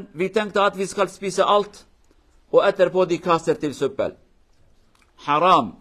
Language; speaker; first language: Norwegian; non-native, learner; Kurdish